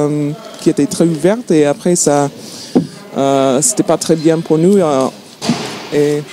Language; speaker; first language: French; non-native, fluent; English